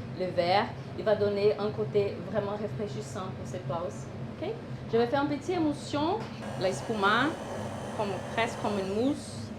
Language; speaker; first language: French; non-native, fluent; Portuguese